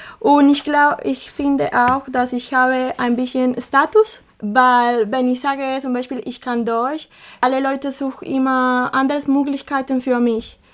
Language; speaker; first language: German; non-native, learner; Spanish